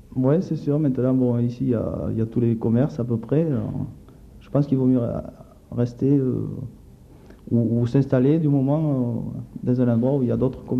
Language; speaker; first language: French; native; French